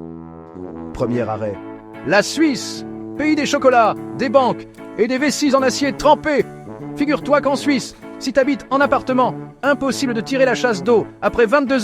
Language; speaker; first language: French; native; French